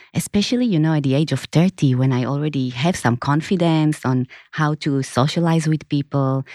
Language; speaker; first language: English; non-native, fluent; Hebrew